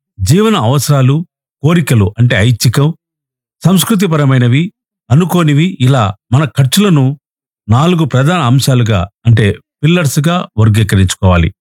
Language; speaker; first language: Telugu; native; Telugu